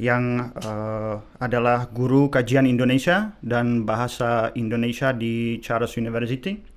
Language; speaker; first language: Indonesian; non-native, fluent; Czech